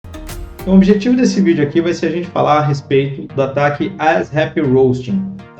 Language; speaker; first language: Portuguese; native; Portuguese